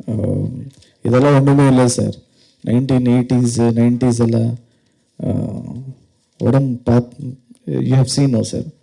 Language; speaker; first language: Tamil; non-native, learner; Kannada